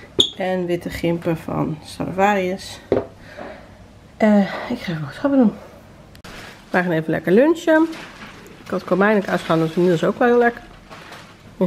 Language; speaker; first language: Dutch; native; Dutch